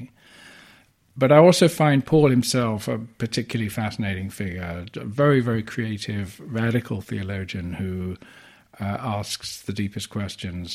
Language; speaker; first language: English; native; English